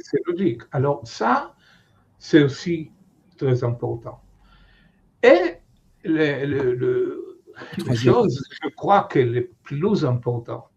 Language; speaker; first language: French; non-native, fluent; Hebrew